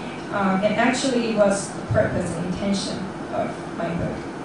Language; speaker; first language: English; non-native, fluent; Korean